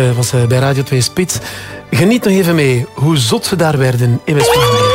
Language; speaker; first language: Dutch; native; Dutch